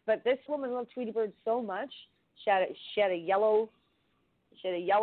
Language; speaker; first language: English; native; English